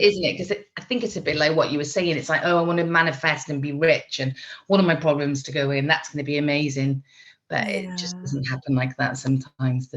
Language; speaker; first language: English; native; English